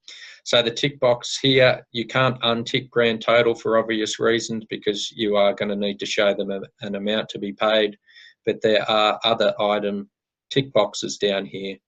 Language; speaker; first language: English; native; English